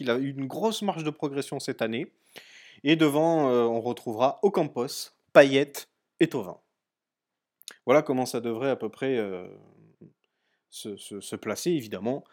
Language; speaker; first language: French; native; French